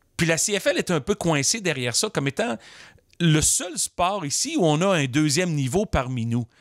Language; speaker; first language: French; native; French